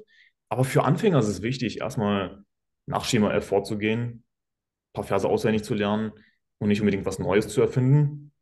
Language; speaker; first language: German; native; German